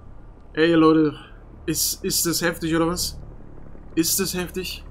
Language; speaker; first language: German; native; German